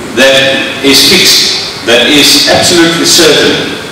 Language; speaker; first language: English; non-native, local second language; Afrikaans